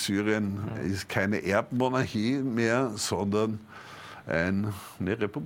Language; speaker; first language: German; native; German